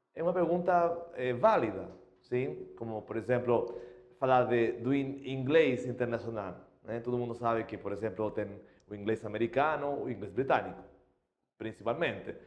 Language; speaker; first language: Portuguese; non-native, fluent; Spanish